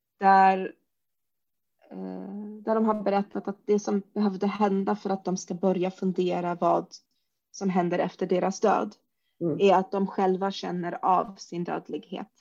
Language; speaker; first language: Swedish; early bilingual, other home language; Arabic